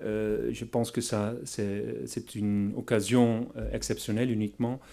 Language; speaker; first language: French; non-native, fluent; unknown